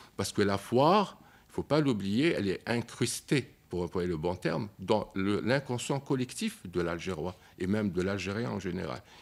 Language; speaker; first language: French; non-native, local second language; Arabic